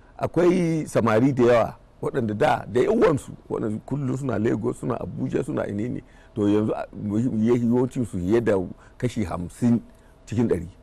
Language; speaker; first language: Hausa; native; Hausa